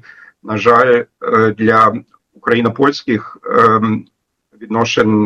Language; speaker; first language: Ukrainian; non-native, fluent; German